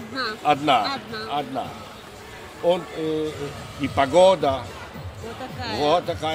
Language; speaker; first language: Russian; non-native, learner; Polish